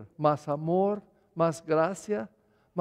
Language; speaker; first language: Spanish; non-native, learner; English